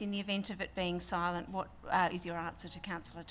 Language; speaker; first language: English; native; English